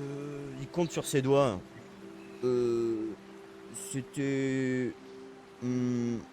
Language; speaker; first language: French; native; French